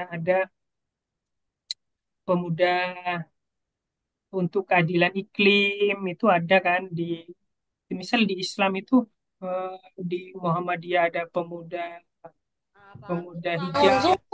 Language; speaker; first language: Indonesian; native; Indonesian